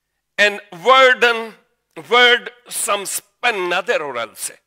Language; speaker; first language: Swedish; non-native, learner; Urdu